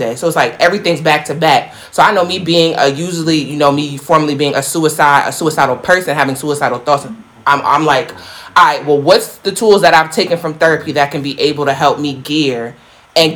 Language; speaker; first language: English; native; English